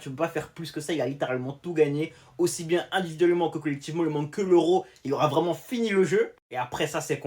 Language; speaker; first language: French; native; French